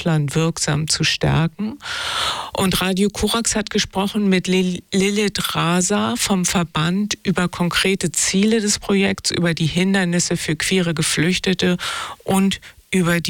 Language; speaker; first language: German; native; German